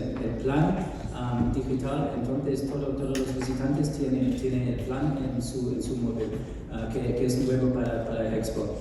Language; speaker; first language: Spanish; non-native, fluent; English